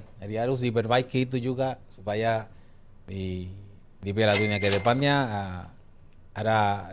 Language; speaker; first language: Indonesian; non-native, fluent; Spanish